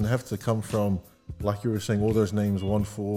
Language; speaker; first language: English; native; English